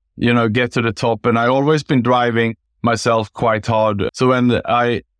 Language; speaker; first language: English; non-native, fluent; Swedish